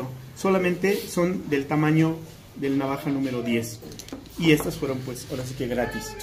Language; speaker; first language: Spanish; native; Spanish